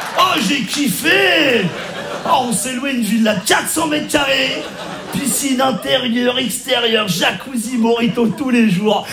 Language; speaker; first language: French; native; French